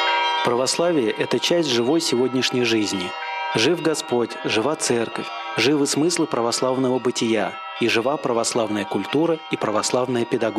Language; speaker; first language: Russian; native; Russian